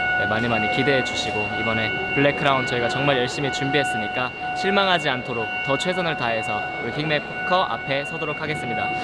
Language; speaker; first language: Korean; native; Korean